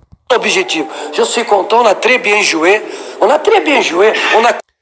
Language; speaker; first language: French; non-native, learner; Portuguese